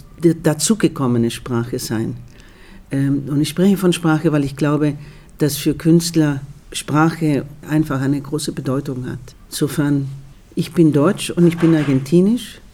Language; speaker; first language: German; non-native, fluent; Spanish